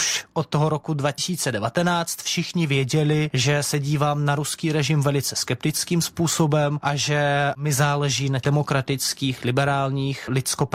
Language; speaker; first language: Czech; non-native, fluent; Russian